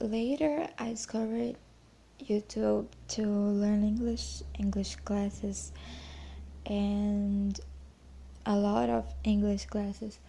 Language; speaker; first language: English; non-native, fluent; Portuguese